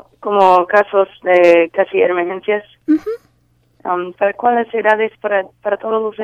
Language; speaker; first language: Spanish; non-native, learner; English